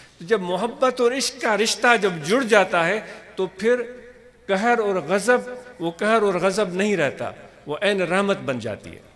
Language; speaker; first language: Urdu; non-native, local second language; Sindhi